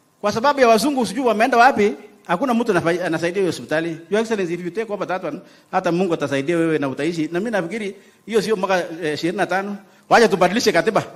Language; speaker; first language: Swahili; non-native, local second language; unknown